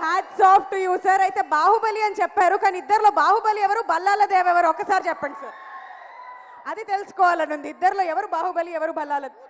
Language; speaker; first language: Telugu; native; Telugu